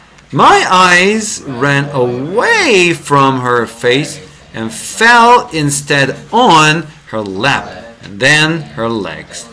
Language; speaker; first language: English; non-native, fluent; Korean